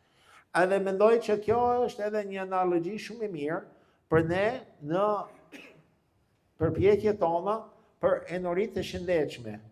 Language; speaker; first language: Albanian; non-native, fluent; English